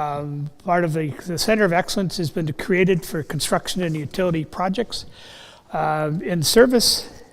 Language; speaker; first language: English; native; English